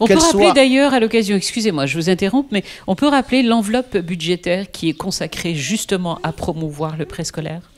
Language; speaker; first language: French; non-native, local second language; Arabic